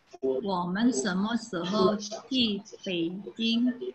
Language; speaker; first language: Chinese; non-native, learner; Indonesian